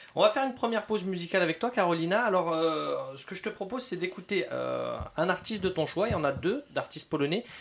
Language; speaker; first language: French; native; French